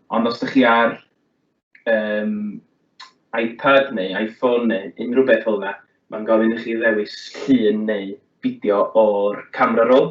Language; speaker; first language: Welsh; native; Welsh